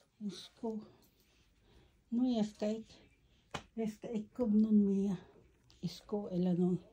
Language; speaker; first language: Danish; non-native, learner; Filipino